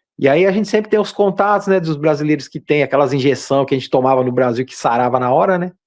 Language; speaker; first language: Portuguese; native; Portuguese